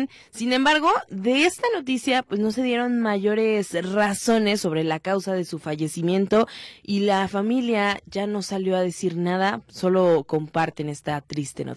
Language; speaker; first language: Spanish; native; Spanish